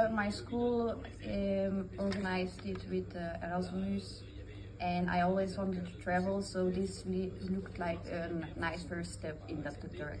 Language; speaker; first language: English; non-native, fluent; Dutch